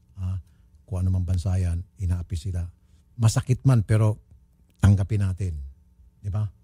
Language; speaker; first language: Filipino; native; Filipino